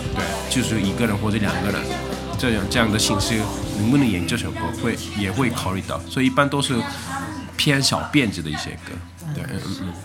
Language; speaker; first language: Chinese; non-native, fluent; Korean